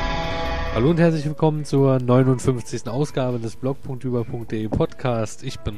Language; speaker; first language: German; native; German